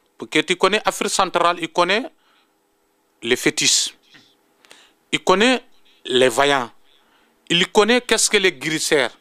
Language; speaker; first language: French; non-native, local second language; Fula